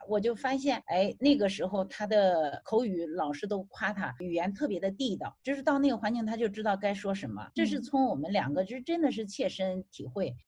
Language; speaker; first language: Chinese; native; Chinese